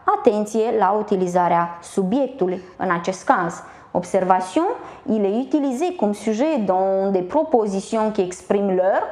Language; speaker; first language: Romanian; native; Romanian